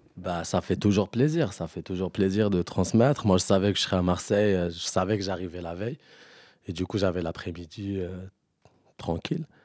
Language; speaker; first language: French; non-native, local second language; Arabic